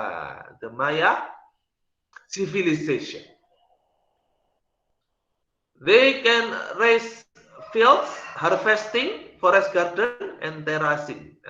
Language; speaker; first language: English; non-native, learner; Indonesian